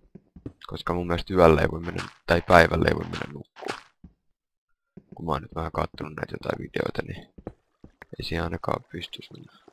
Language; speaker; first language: Finnish; native; Finnish